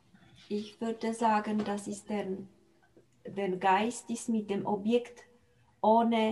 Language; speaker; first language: German; non-native, fluent; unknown